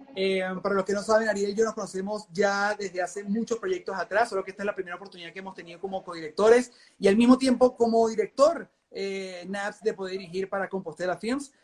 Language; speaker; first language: Spanish; native; Spanish